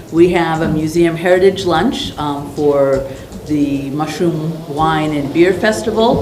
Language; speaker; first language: English; native; English